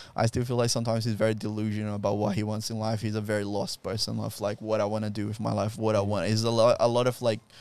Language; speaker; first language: English; non-native, fluent; Portuguese